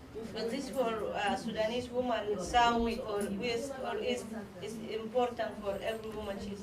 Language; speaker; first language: English; non-native, learner; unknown